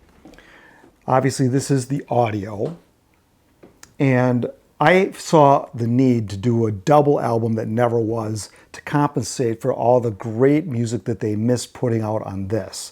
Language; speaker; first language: English; native; English